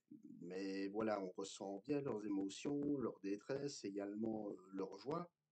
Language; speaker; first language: French; native; French